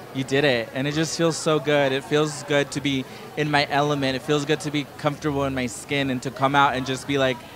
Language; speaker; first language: English; early bilingual, other home language; Spanish